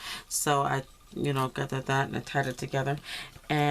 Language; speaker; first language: English; native; English